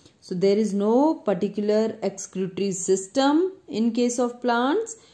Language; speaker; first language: English; non-native, local second language; Punjabi